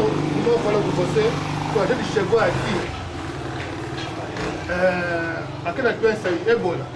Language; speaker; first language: Portuguese; non-native, learner; Lingala